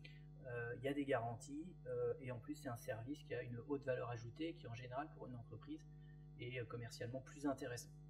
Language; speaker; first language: French; native; French